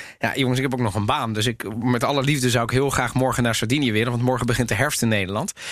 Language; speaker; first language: Dutch; native; Dutch